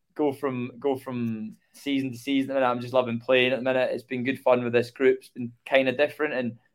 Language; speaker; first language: English; native; English